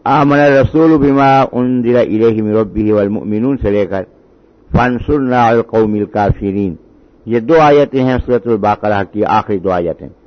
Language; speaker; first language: Urdu; native; Urdu